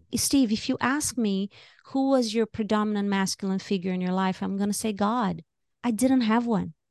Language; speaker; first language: English; non-native, fluent; Portuguese